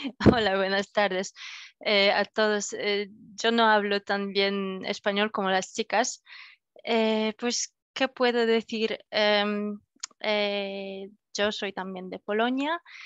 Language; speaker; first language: Spanish; non-native, learner; Polish